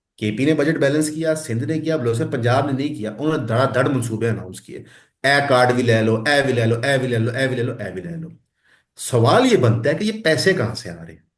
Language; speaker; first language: Urdu; non-native, local second language; Punjabi